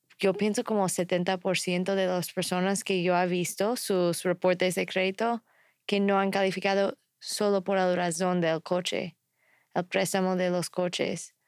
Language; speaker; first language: Spanish; non-native, fluent; English